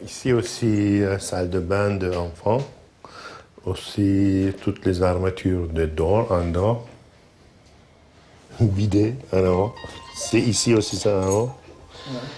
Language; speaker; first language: French; non-native, learner; Turkish